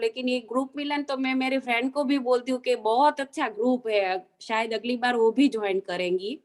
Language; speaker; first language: Hindi; non-native, local second language; Gujarati